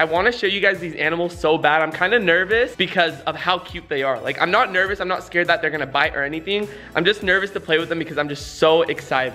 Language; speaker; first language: English; native; English